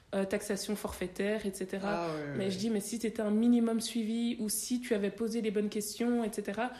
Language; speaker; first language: French; native; French